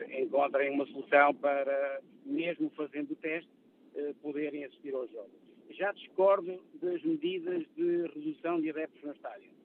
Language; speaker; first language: Portuguese; native; Portuguese